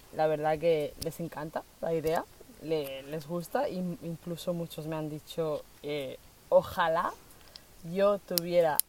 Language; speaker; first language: Spanish; native; Spanish